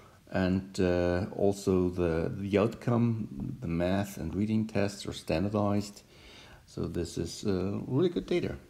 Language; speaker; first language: English; non-native, fluent; German